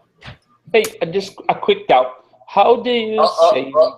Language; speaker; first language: English; non-native, learner; Portuguese